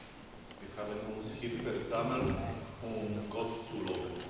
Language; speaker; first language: German; non-native, fluent; Polish